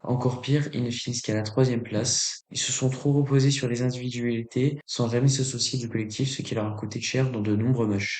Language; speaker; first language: French; native; French